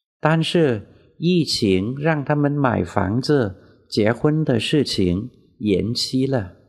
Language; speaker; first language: Chinese; non-native, fluent; Vietnamese